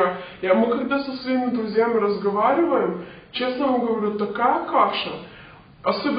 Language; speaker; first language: Russian; early bilingual, heritage; Russian